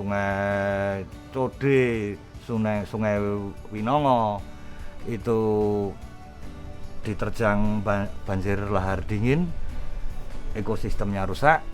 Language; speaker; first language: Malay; non-native, local second language; Javanese